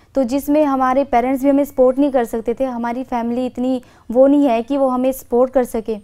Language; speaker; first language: Hindi; native; Hindi